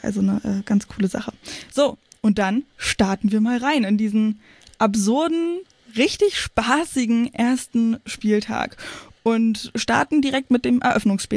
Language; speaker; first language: German; native; German